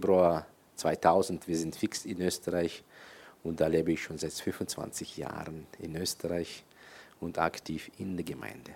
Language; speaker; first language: German; non-native, fluent; Kyrgyz